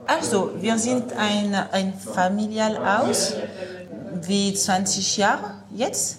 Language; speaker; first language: German; non-native, learner; French